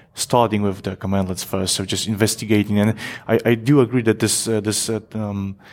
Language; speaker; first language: English; non-native, fluent; Polish